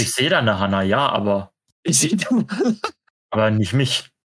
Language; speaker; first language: German; native; German